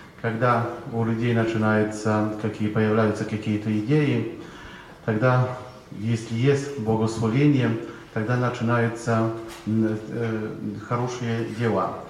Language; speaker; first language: Russian; non-native, fluent; Polish